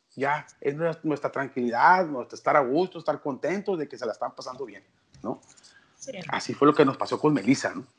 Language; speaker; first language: Spanish; native; Spanish